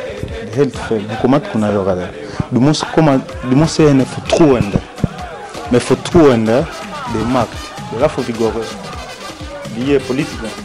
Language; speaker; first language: Swedish; non-native, fluent; Lingala